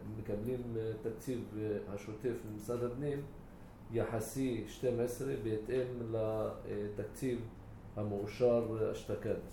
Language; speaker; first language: Hebrew; non-native, local second language; Arabic